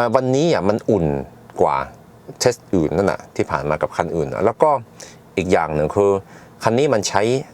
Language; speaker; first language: Thai; early bilingual, heritage; Thai